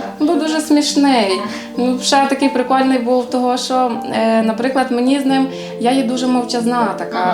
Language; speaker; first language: Ukrainian; native; Ukrainian